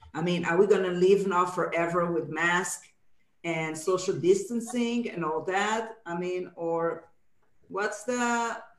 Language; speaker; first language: English; non-native, fluent; Hebrew